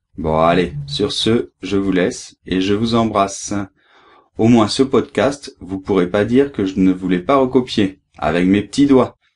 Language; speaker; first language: French; native; French